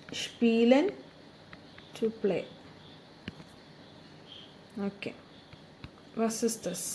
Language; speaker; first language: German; non-native, fluent; Malayalam